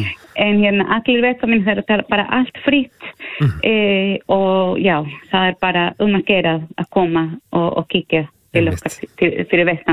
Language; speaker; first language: Icelandic; non-native, fluent; Spanish